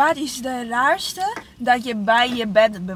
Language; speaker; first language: Dutch; non-native, learner; Italian